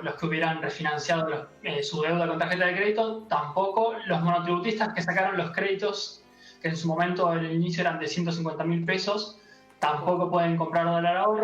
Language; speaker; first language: Spanish; native; Spanish